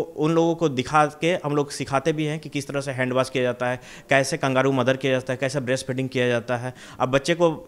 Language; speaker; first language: Hindi; native; Hindi